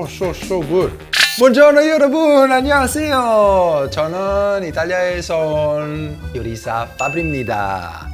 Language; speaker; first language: Korean; non-native, learner; Italian